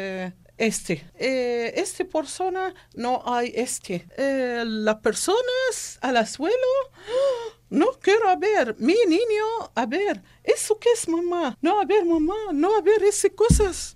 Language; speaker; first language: Spanish; non-native, learner; Arabic